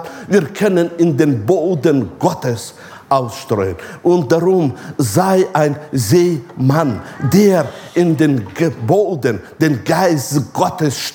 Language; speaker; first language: German; non-native, fluent; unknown